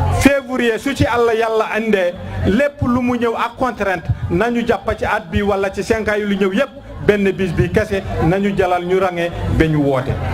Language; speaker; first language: Wolof; non-native, local second language; Fula